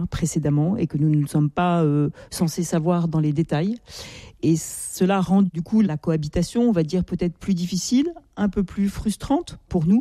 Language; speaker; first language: French; native; French